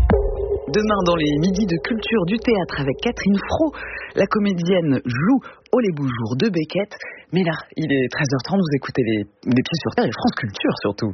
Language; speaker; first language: French; native; French